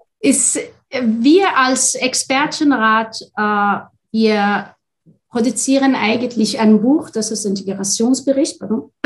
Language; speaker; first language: German; non-native, fluent; Arabic